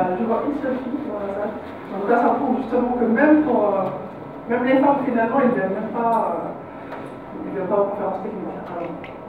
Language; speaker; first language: French; non-native, local second language; Arabic